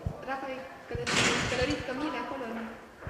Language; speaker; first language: Romanian; native; Romanian